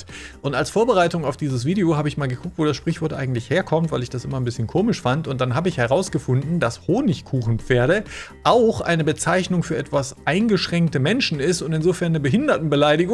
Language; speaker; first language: German; native; German